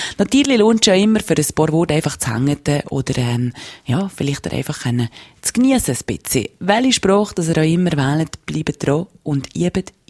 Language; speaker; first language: German; native; German